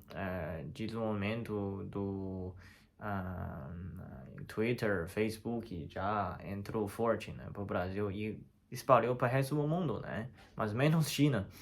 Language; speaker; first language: Portuguese; non-native, fluent; Chinese